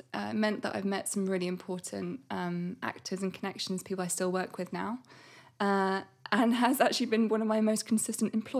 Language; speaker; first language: English; native; English